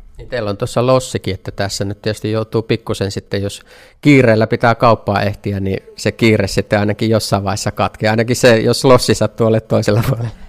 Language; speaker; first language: Finnish; native; Finnish